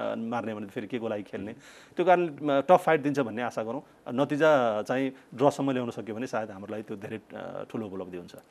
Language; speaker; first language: Nepali; native; Nepali